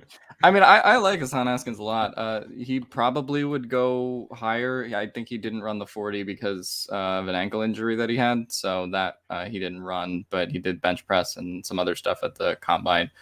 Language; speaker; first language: English; native; English